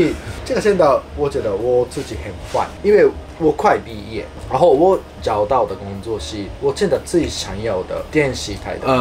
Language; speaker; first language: Chinese; non-native, fluent; Japanese